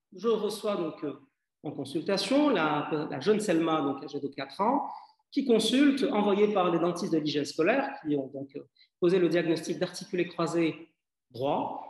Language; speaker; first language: French; non-native, local second language; Arabic